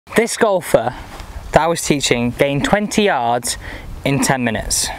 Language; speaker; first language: English; native; English